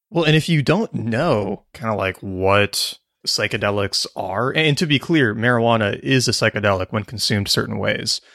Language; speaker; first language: English; native; English